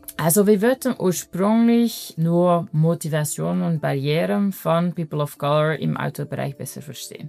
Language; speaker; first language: German; non-native, fluent; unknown